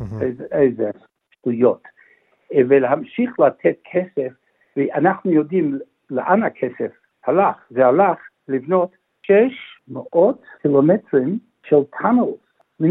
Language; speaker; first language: Hebrew; non-native, fluent; English